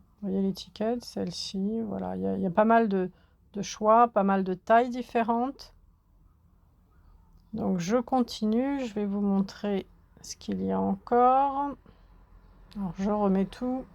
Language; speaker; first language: French; native; French